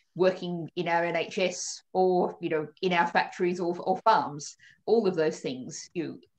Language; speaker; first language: English; native; English